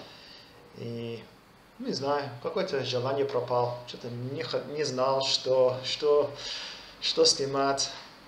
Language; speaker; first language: Russian; non-native, fluent; English